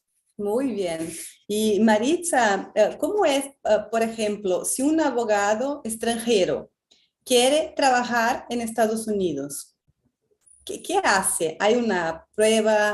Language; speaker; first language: Spanish; non-native, fluent; Portuguese